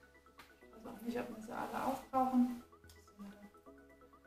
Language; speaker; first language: German; native; German